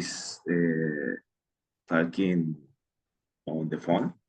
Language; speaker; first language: English; non-native, learner; Spanish